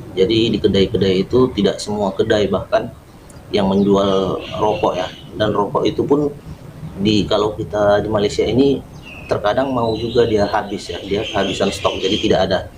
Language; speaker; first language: Indonesian; native; Indonesian